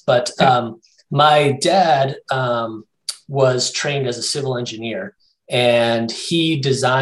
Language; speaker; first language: English; native; English